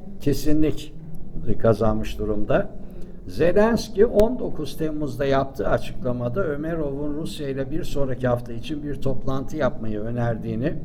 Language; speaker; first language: Turkish; native; Turkish